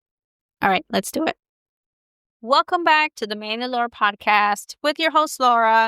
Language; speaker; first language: English; native; English